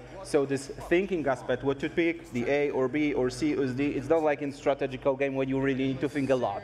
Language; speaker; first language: English; non-native, fluent; Polish